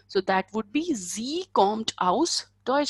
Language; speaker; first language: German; non-native, fluent; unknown